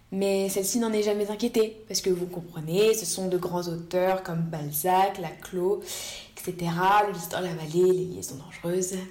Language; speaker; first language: French; native; French